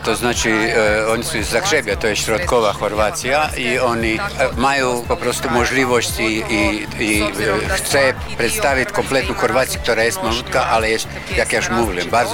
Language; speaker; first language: Polish; non-native, learner; Croatian